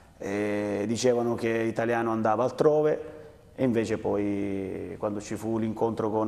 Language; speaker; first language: Italian; native; Italian